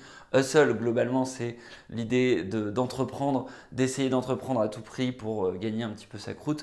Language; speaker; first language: French; native; French